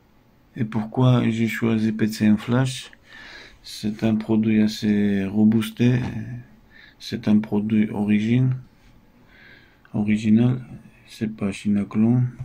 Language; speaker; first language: French; non-native, fluent; Russian